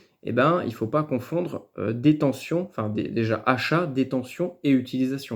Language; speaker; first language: French; native; French